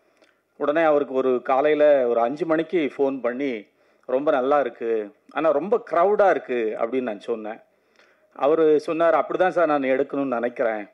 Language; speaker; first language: Tamil; native; Tamil